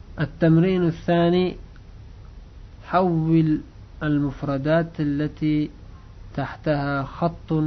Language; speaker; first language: Arabic; non-native, fluent; Uzbek